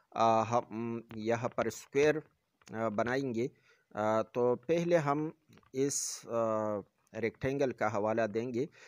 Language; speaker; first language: Urdu; non-native, local second language; Pashto